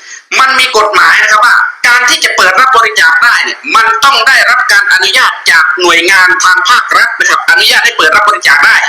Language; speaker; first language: Thai; native; Thai